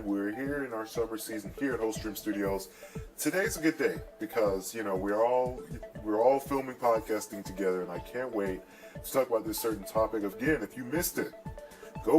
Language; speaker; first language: English; native; English